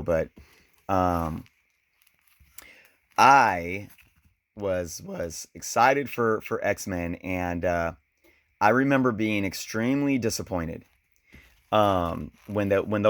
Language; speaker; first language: English; native; English